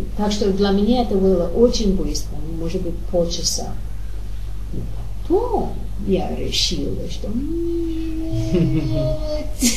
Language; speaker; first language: Russian; non-native, learner; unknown